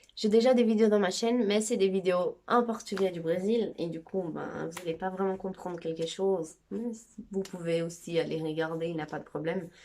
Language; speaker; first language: French; non-native, fluent; Portuguese